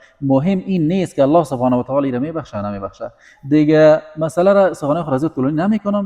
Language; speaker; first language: Persian; native; Persian